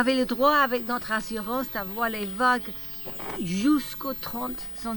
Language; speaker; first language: French; non-native, fluent; English